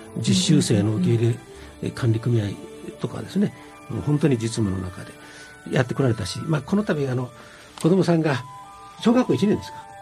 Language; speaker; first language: Japanese; native; Japanese